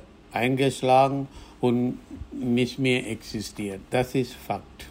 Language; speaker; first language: German; non-native, fluent; Tamil